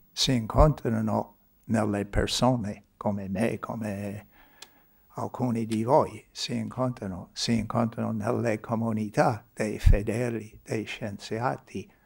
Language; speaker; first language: Italian; non-native, fluent; English